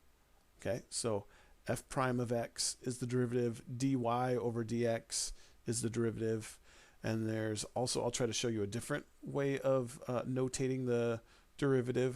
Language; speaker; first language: English; native; English